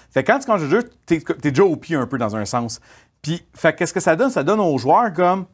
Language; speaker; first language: French; native; French